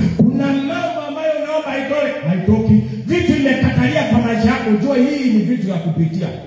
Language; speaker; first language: Swahili; non-native, local second language; Luyia